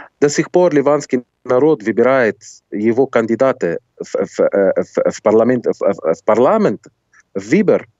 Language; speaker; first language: Russian; non-native, fluent; Arabic